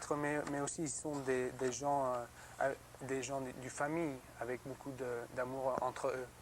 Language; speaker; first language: French; non-native, learner; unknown